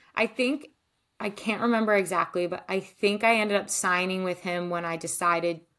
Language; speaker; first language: English; native; English